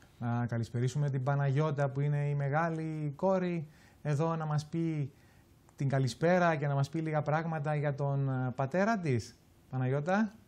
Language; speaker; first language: Greek; native; Greek